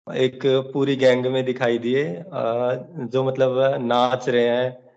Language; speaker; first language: Hindi; native; Hindi